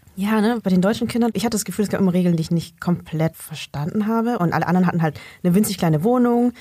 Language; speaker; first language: German; early bilingual, other home language; Vietnamese